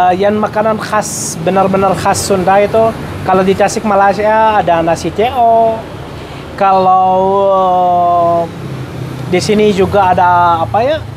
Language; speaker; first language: Indonesian; non-native, fluent; Arabic